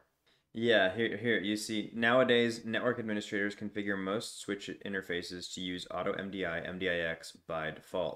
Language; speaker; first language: English; native; English